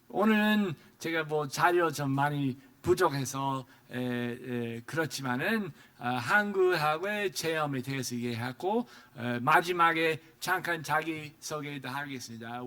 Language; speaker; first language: Korean; non-native, fluent; English